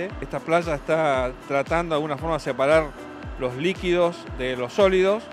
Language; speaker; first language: Spanish; native; Spanish